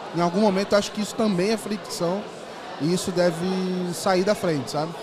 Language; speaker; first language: Portuguese; native; Portuguese